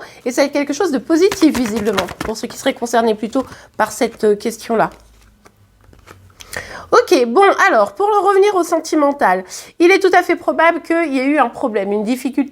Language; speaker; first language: French; native; French